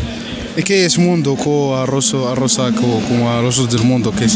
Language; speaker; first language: Spanish; non-native, learner; Arabic